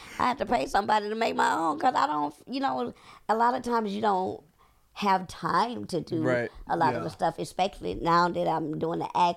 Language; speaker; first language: English; native; English